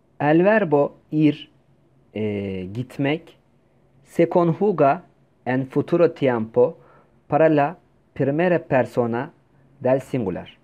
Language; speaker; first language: Spanish; non-native, fluent; Turkish